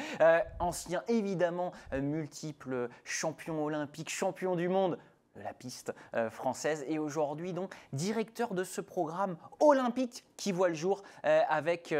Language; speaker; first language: French; native; French